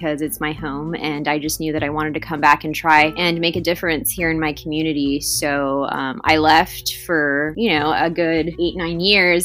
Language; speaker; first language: English; native; English